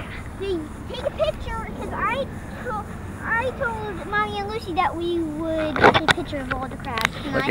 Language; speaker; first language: English; native; English